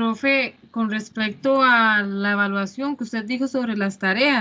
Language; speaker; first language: Spanish; native; Spanish